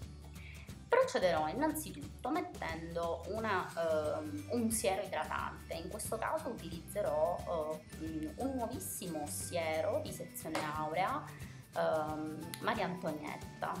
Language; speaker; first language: Italian; native; Italian